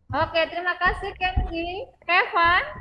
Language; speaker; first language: Indonesian; native; Indonesian